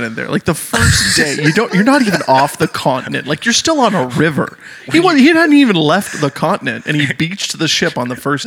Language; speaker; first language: English; native; English